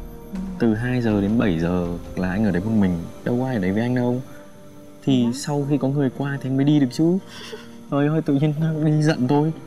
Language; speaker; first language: Vietnamese; native; Vietnamese